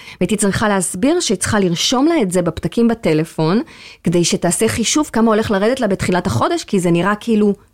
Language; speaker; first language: Hebrew; native; Hebrew